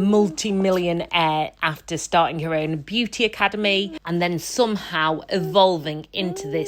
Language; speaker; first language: English; native; English